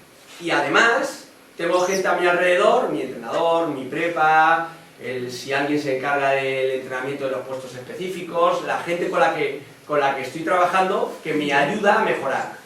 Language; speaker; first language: Spanish; native; Spanish